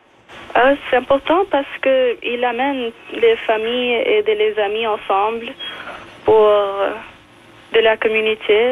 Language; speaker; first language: French; non-native, local second language; English